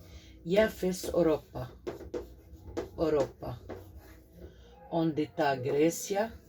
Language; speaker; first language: Portuguese; non-native, fluent; Arabic